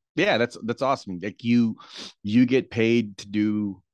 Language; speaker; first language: English; non-native, local second language; Filipino